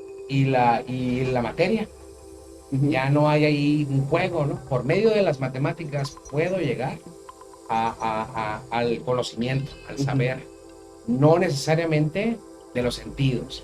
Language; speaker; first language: Spanish; native; Spanish